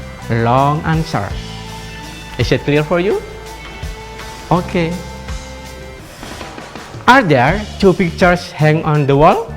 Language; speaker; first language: English; non-native, fluent; Indonesian